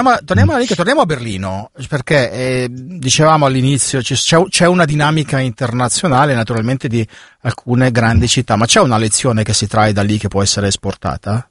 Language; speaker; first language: Italian; native; Italian